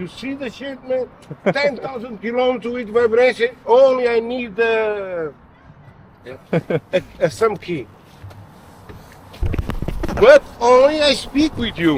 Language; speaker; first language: English; non-native, learner; Portuguese